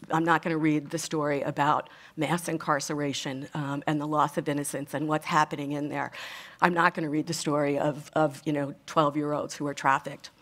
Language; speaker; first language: English; native; English